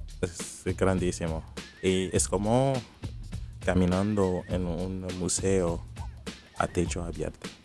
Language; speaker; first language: Spanish; non-native, fluent; Haitian Creole